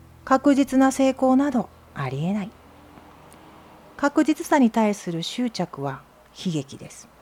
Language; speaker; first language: Japanese; native; Japanese